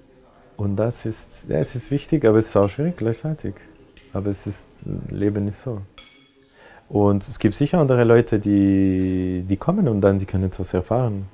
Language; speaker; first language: German; non-native, local second language; French